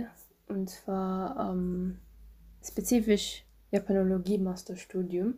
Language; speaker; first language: German; non-native, fluent; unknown